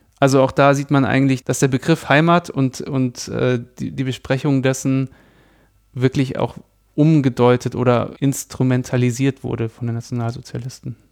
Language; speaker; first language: German; native; German